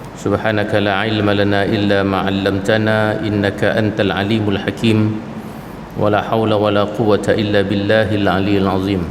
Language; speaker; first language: Malay; native; Malay